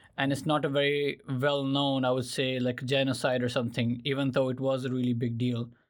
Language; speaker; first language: English; non-native, fluent; Urdu